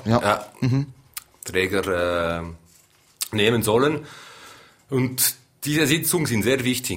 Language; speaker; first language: German; non-native, local second language; French